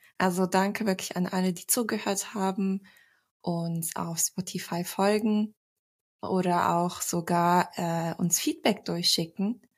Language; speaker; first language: German; early bilingual, other home language; Turkish